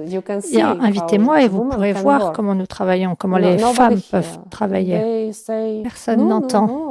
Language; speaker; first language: French; non-native, fluent; Ukrainian